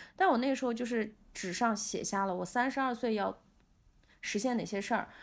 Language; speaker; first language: Chinese; non-native, local second language; Uyghur